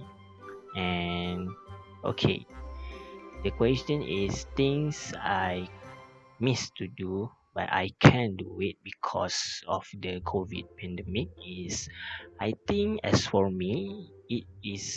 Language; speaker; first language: English; non-native, local second language; Malay